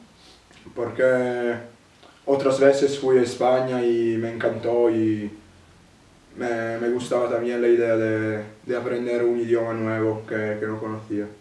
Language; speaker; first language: Spanish; non-native, learner; Italian